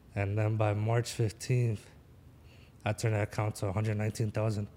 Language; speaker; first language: English; native; English